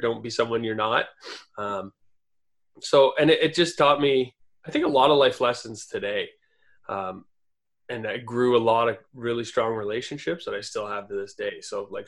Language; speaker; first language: English; native; English